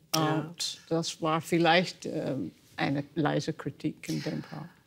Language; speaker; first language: German; non-native, fluent; English